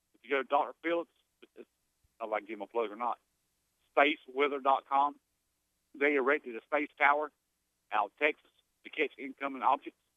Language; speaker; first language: English; native; English